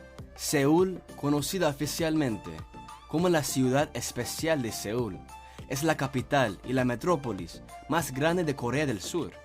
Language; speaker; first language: Spanish; non-native, fluent; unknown